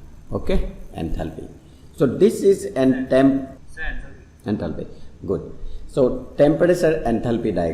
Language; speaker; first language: English; non-native, local second language; Assamese